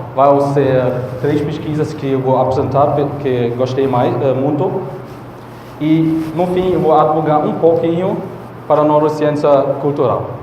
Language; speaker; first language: Portuguese; non-native, fluent; German